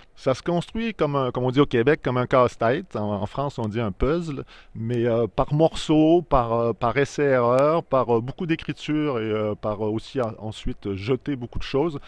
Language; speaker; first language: French; native; French